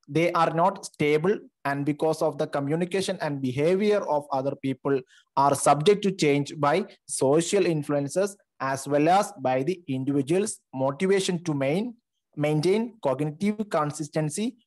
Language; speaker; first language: English; non-native, local second language; Malayalam